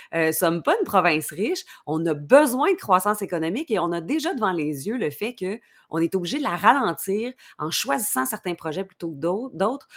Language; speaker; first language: French; native; French